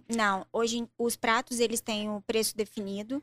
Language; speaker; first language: Portuguese; native; Portuguese